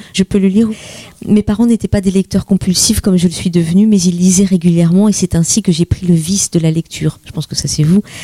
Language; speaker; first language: French; native; French